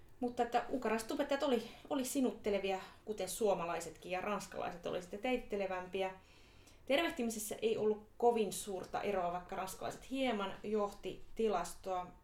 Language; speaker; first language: Finnish; native; Finnish